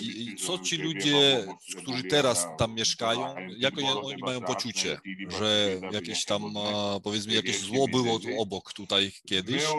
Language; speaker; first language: Polish; non-native, fluent; Georgian